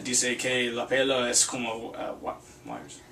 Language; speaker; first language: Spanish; non-native, learner; English